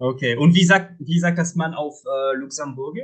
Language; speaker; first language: German; non-native, fluent; Arabic